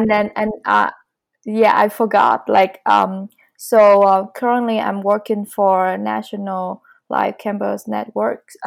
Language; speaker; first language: English; non-native, fluent; Vietnamese